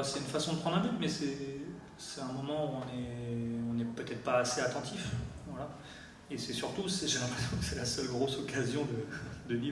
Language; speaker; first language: French; native; French